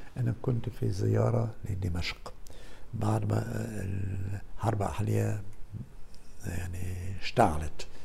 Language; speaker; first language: Arabic; non-native, fluent; German